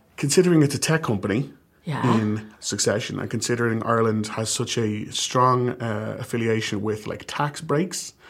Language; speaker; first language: English; native; English